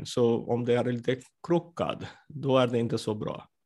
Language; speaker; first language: Swedish; non-native, fluent; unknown